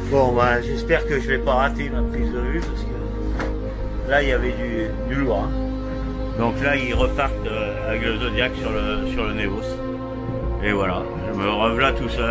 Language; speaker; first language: French; native; French